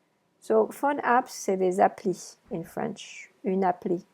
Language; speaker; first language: French; non-native, fluent; English